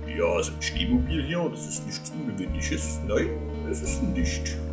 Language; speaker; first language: German; native; German